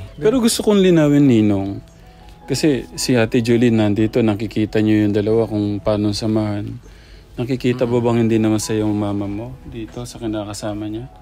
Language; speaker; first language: Filipino; native; Filipino